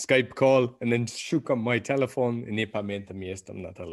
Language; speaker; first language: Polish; non-native, learner; English